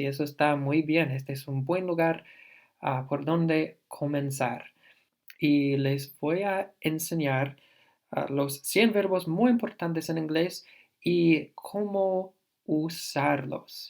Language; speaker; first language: Spanish; non-native, fluent; English